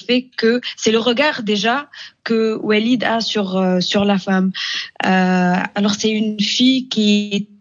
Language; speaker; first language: French; non-native, local second language; Arabic